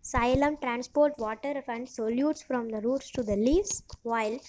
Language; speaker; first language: English; non-native, local second language; Tamil